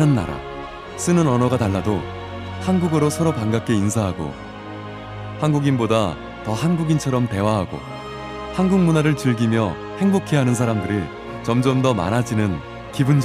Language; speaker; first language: Korean; native; Korean